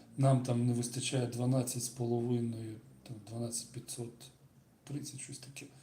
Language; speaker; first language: Ukrainian; non-native, local second language; Russian